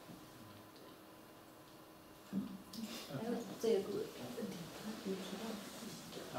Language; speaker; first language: Chinese; non-native, fluent; German